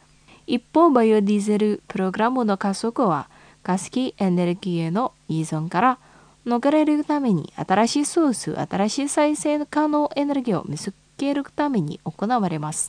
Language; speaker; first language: Japanese; non-native, fluent; Indonesian